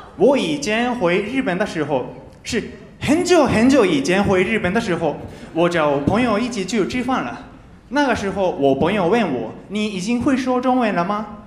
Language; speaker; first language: Chinese; non-native, fluent; Japanese